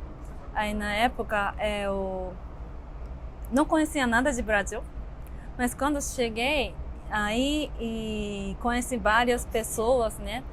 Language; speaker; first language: Portuguese; non-native, learner; Japanese